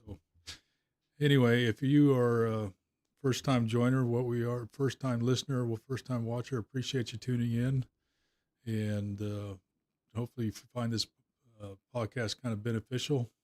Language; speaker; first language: English; native; English